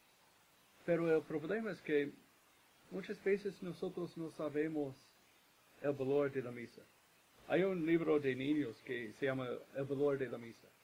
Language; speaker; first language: Spanish; non-native, fluent; English